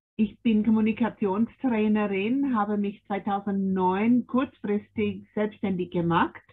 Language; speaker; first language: German; non-native, fluent; English